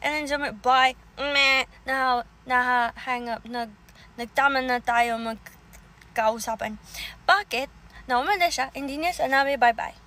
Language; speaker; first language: Filipino; early bilingual, heritage; English